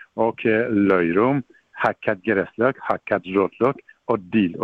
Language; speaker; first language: Swedish; non-native, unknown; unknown